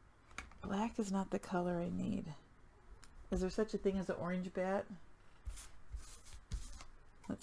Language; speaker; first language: English; native; English